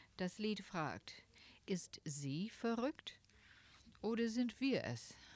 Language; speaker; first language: German; non-native, fluent; Filipino